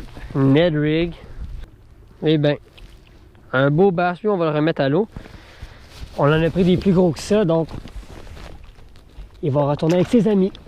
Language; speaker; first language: French; native; French